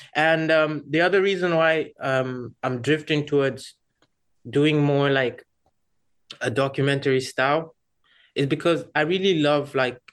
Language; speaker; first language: English; non-native, local second language; Kinyarwanda